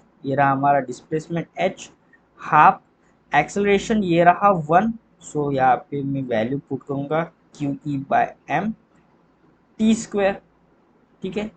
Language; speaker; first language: Hindi; native; Hindi